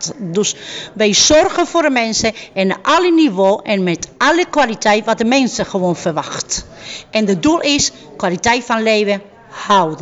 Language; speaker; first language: Dutch; non-native, fluent; Spanish